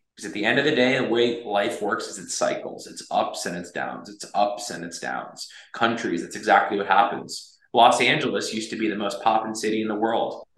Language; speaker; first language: English; native; English